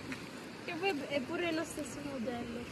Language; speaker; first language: Italian; early bilingual, other home language; Filipino